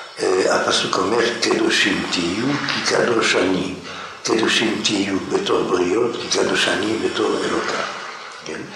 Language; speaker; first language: Hebrew; non-native, fluent; French